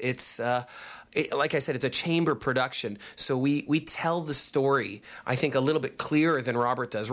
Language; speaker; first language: English; native; English